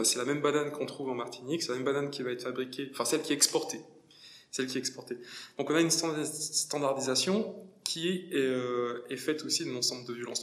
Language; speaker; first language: French; native; French